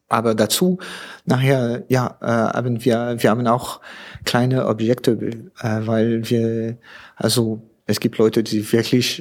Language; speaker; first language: German; non-native, learner; French